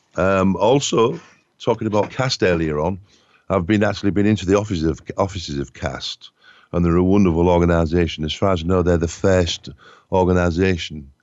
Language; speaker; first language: English; native; English